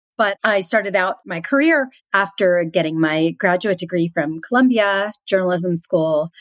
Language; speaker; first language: English; native; English